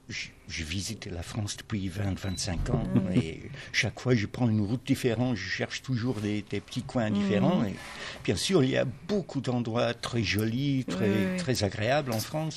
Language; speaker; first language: French; non-native, fluent; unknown